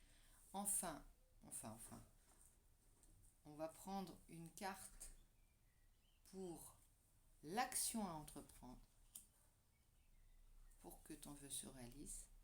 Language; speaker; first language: French; native; French